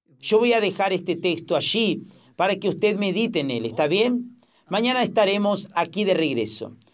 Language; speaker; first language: Spanish; non-native, fluent; Portuguese